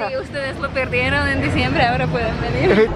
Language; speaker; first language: Spanish; non-native, fluent; Hungarian